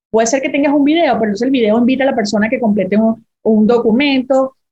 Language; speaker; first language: Spanish; native; Spanish